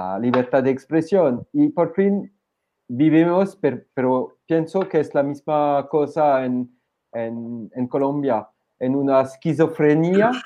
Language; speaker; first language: Spanish; non-native, fluent; French